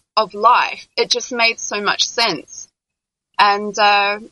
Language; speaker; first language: English; native; English